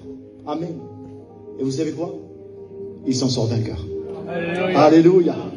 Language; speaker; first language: French; native; French